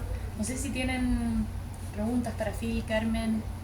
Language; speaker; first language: Spanish; native; Spanish